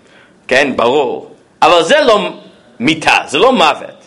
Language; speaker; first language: Hebrew; non-native, fluent; English